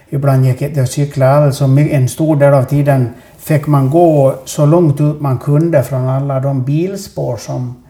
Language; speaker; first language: Swedish; native; Swedish